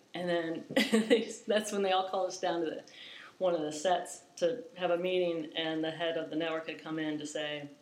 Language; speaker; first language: English; native; English